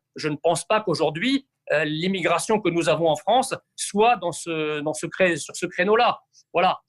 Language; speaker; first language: French; early bilingual, other home language; Arabic